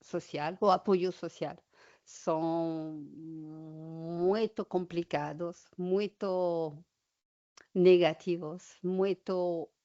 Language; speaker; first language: Portuguese; non-native, learner; French